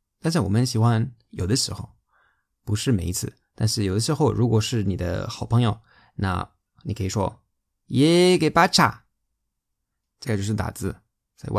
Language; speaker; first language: Chinese; non-native, fluent; Spanish